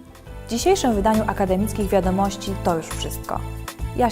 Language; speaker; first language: Polish; native; Polish